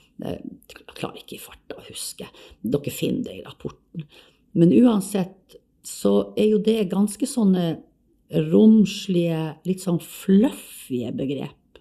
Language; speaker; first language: Norwegian; native; Norwegian